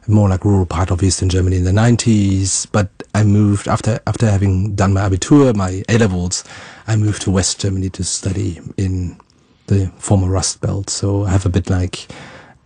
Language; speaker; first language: English; non-native, fluent; German